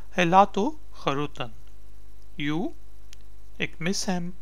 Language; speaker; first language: Dutch; non-native, learner; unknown